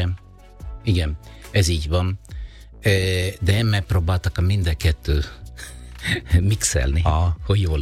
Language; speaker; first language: Hungarian; non-native, learner; Italian